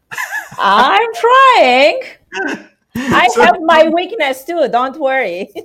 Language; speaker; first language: English; non-native, learner; Romanian